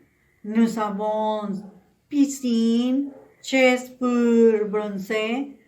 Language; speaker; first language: French; non-native, learner; Spanish